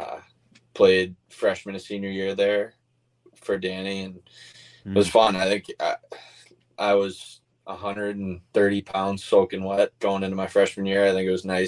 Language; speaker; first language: English; native; English